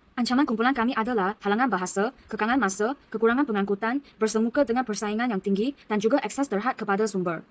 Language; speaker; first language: Malay; non-native, local second language; Chinese